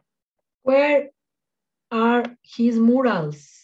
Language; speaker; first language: English; non-native, learner; Spanish